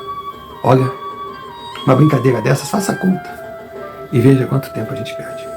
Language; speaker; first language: Portuguese; native; Portuguese